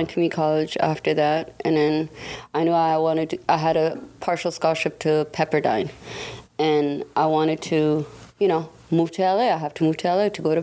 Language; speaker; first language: English; non-native, fluent; German